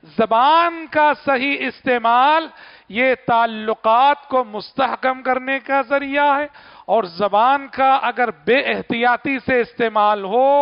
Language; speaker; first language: Urdu; native; Urdu